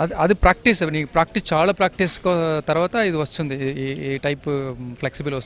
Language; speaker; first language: Telugu; non-native, learner; Kannada